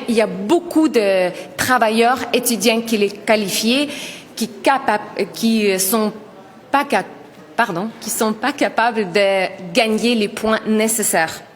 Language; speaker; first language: French; non-native, learner; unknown